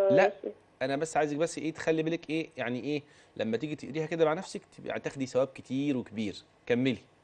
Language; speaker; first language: Arabic; native; Arabic